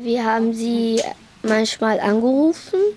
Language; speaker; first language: German; early bilingual, other home language; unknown